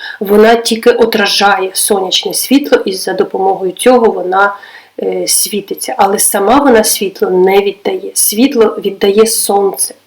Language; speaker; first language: Ukrainian; non-native, local second language; Russian